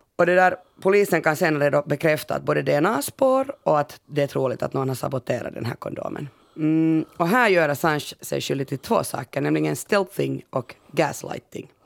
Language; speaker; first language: Swedish; native; Swedish